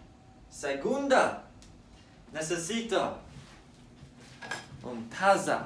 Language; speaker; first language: Spanish; non-native, learner; English